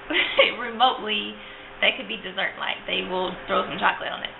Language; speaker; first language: English; native; English